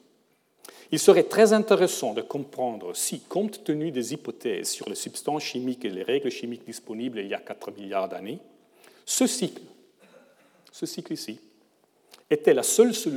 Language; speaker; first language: French; non-native, fluent; German